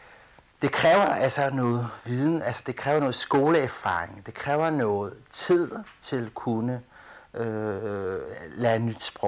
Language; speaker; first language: Danish; early bilingual, other home language; Kurdish